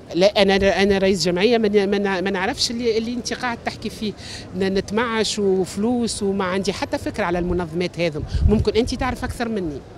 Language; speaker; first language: Arabic; native; Arabic